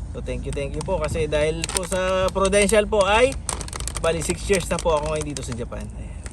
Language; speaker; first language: Filipino; native; Filipino